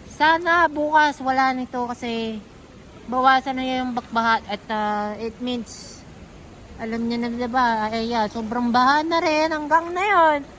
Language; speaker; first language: Filipino; native; Filipino